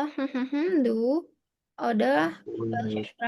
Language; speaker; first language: German; non-native, fluent; Indonesian